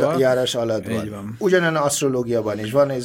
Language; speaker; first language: Hungarian; non-native, fluent; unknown